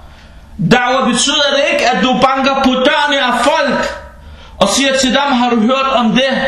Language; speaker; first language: Danish; non-native, fluent; Arabic